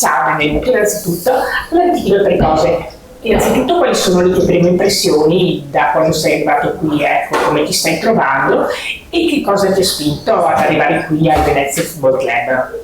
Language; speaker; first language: Italian; native; Italian